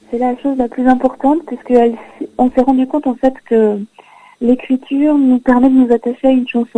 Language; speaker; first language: French; native; French